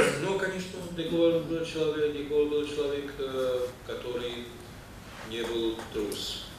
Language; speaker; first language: Russian; non-native, fluent; Czech